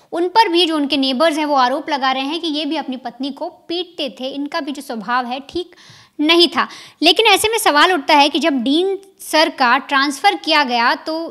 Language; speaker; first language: Hindi; native; Hindi